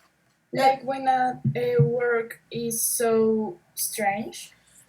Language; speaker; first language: English; non-native, learner; Spanish